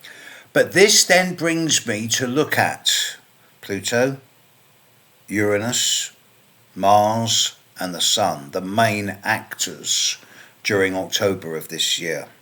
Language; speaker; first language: English; native; English